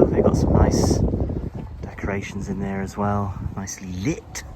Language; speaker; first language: English; native; English